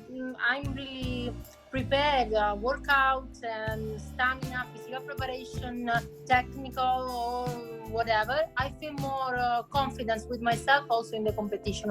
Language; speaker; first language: English; non-native, fluent; Italian